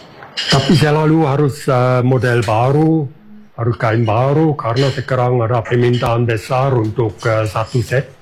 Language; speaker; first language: Indonesian; non-native, fluent; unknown